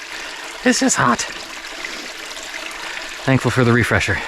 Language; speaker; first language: English; native; English